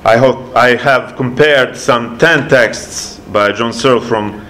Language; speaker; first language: English; non-native, fluent; Serbian